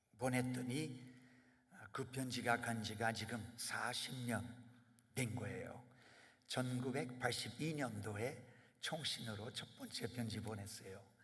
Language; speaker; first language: Korean; non-native, fluent; Portuguese